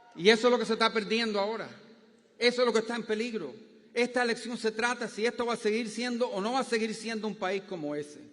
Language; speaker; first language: Spanish; early bilingual, heritage; Spanish